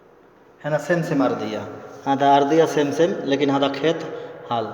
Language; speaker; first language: Arabic; non-native, learner; Bangla